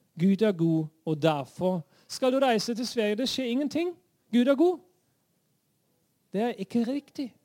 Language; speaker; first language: Norwegian; non-native, fluent; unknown